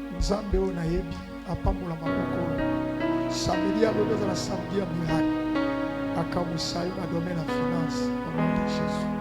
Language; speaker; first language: Lingala; non-native, local second language; Kituba (Democratic Republic of Congo)